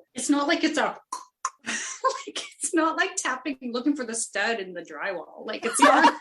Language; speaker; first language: English; native; English